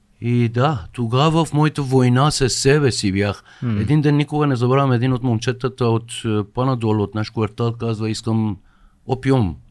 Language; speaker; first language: Bulgarian; non-native, fluent; Persian